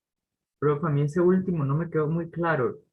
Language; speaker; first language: Spanish; native; Spanish